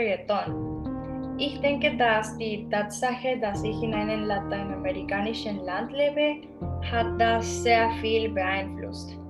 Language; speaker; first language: German; non-native, learner; Spanish